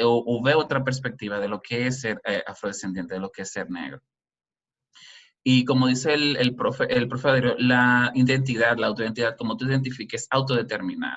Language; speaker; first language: Spanish; native; Spanish